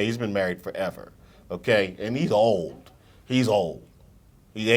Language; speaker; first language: English; native; English